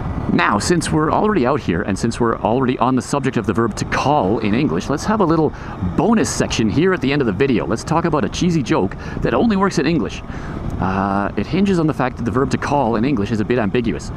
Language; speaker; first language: English; native; English